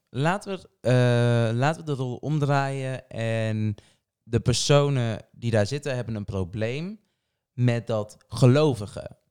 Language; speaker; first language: Dutch; early bilingual, other home language; Portuguese